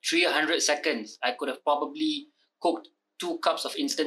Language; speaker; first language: English; non-native, local second language; Malay